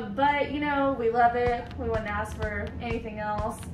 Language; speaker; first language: English; native; English